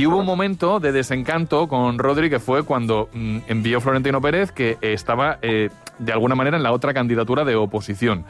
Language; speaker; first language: Spanish; native; Spanish